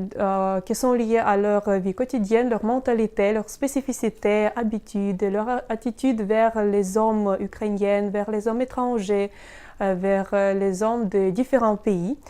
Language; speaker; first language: French; non-native, fluent; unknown